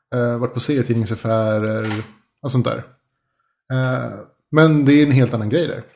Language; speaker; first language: Swedish; early bilingual, other home language; Spanish